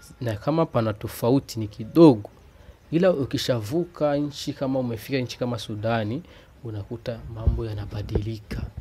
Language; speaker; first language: Swahili; native; Swahili